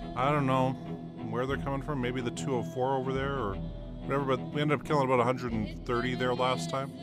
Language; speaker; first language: English; native; English